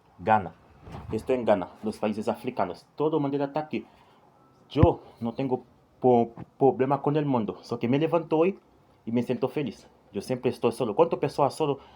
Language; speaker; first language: Spanish; non-native, learner; Haitian Creole